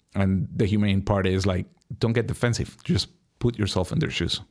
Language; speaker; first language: English; non-native, fluent; Spanish